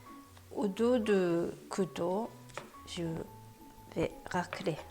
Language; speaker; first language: French; non-native, learner; Japanese